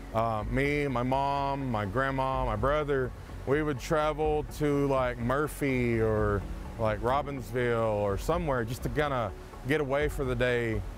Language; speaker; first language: English; native; English